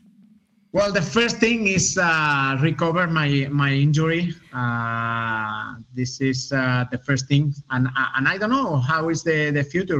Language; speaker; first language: English; non-native, learner; Spanish